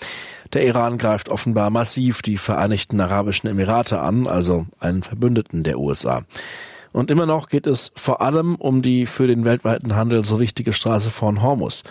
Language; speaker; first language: German; native; German